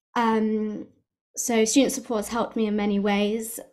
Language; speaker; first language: English; native; English